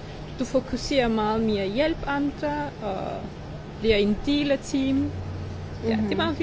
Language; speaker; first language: Danish; non-native, fluent; Turkish